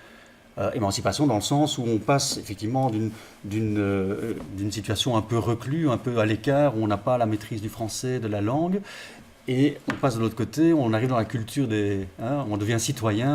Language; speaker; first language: French; native; French